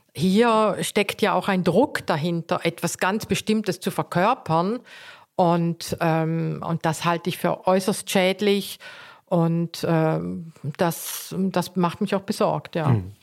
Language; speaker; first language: German; native; German